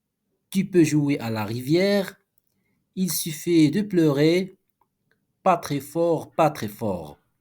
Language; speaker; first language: French; non-native, local second language; Arabic